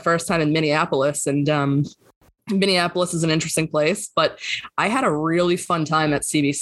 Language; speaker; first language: English; native; English